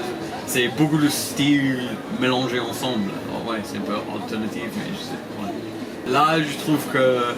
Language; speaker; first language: French; non-native, fluent; English